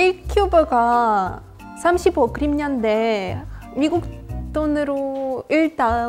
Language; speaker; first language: Korean; non-native, fluent; Ukrainian